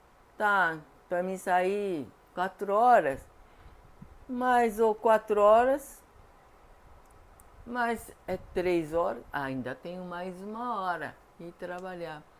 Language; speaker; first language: Portuguese; non-native, fluent; Japanese